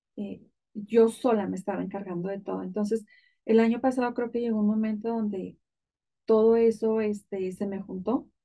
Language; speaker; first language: Spanish; native; Spanish